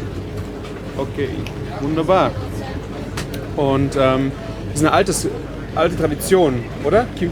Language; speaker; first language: German; native; German